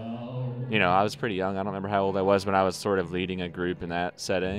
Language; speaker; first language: English; native; English